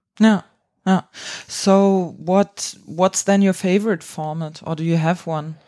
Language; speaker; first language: English; non-native, fluent; German